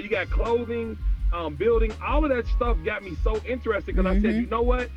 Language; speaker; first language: English; native; English